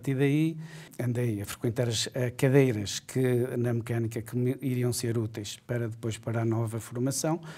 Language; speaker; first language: Portuguese; native; Portuguese